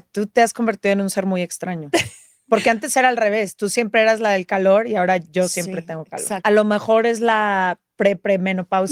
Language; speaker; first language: Spanish; native; Spanish